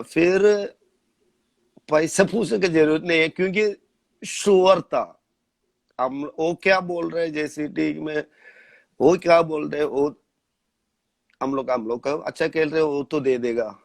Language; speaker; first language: Hindi; non-native, local second language; Malayalam